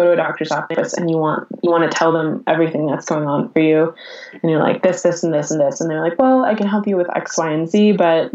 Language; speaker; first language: English; native; English